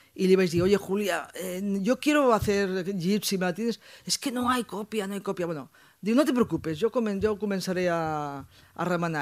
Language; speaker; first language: Spanish; non-native, local second language; Catalan